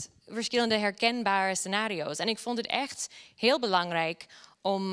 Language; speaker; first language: Dutch; non-native, fluent; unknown